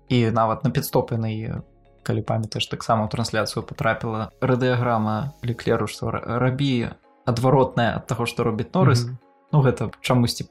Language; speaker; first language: Belarusian; non-native, local second language; Russian